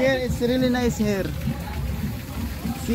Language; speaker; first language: English; non-native, local second language; Filipino